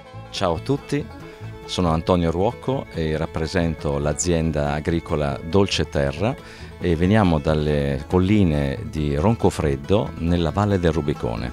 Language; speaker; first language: Italian; native; Italian